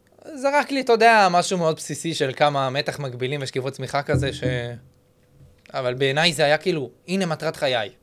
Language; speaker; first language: Hebrew; native; Hebrew